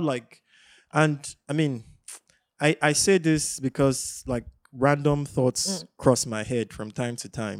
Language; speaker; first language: English; non-native, local second language; Yoruba